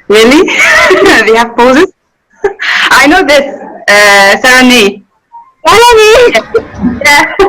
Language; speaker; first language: English; non-native, learner; Arabic